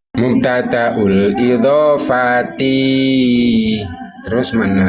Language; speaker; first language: Arabic; non-native, learner; Indonesian